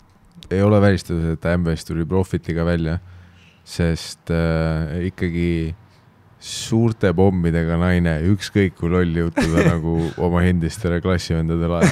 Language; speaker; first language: Estonian; native; Estonian